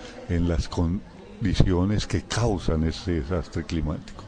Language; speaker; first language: Spanish; native; Spanish